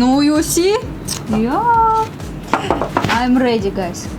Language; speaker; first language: English; non-native, fluent; Russian